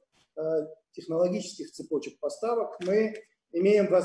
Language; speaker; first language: Russian; native; Russian